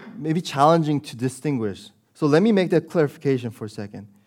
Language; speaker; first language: English; early bilingual, other home language; Korean